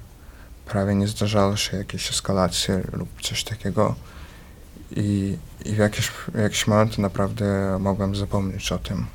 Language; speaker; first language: Polish; early bilingual, other home language; Ukrainian